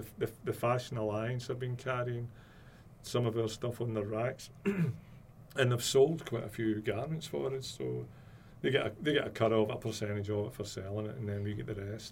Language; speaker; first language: English; native; English